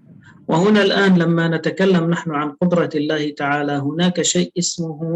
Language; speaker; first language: Arabic; native; Arabic